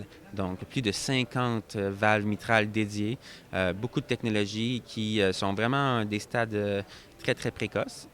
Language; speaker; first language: French; native; French